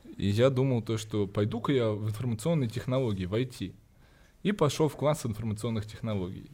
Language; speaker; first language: Russian; native; Russian